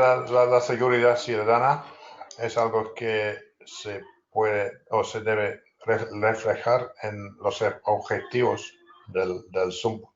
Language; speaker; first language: Spanish; non-native, fluent; English